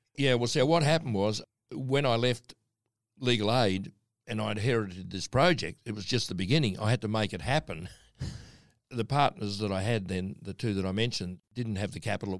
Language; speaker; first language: English; native; English